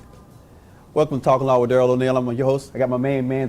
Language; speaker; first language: English; native; English